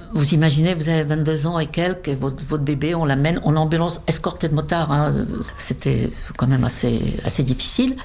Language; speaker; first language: French; non-native, fluent; Czech